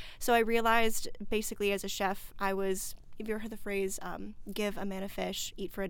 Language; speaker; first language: English; native; English